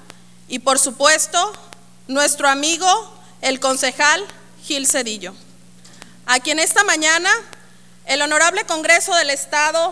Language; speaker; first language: Spanish; native; Spanish